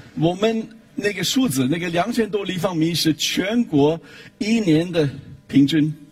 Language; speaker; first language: Chinese; non-native, fluent; German